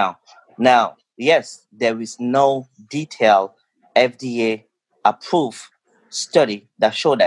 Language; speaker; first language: English; non-native, local second language; French